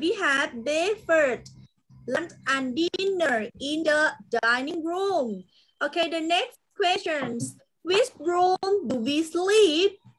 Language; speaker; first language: English; non-native, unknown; Thai